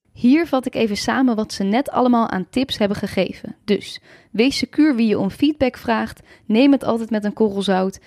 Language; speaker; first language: Dutch; native; Dutch